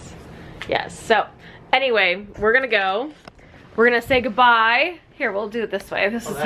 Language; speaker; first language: English; native; English